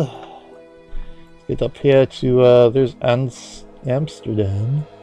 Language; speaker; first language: English; native; English